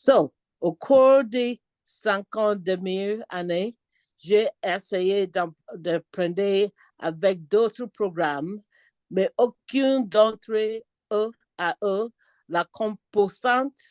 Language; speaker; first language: French; non-native, learner; Akan